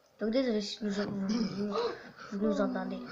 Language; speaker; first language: French; native; French